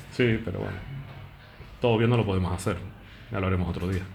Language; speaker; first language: Spanish; native; Spanish